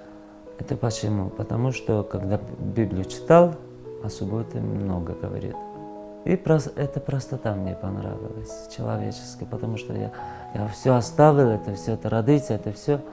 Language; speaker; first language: Russian; non-native, fluent; Georgian